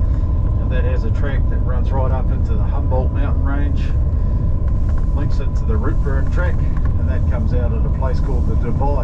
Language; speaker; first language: English; native; English